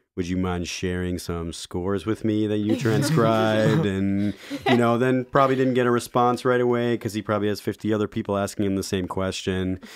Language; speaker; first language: English; native; English